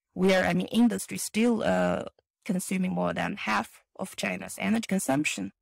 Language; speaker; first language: English; non-native, fluent; Chinese